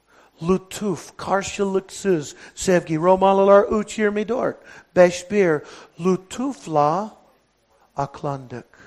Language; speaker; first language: Turkish; non-native, fluent; English